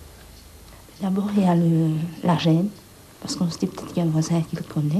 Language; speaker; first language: French; native; French